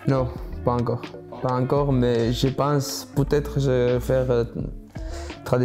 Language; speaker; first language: French; non-native, learner; Georgian